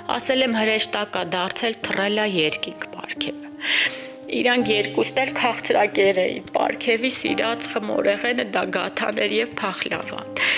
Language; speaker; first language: Armenian; native; Armenian